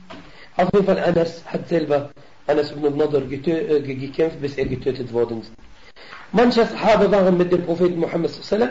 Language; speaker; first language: German; non-native, fluent; Arabic